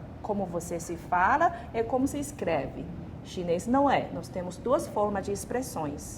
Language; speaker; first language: Portuguese; non-native, fluent; Chinese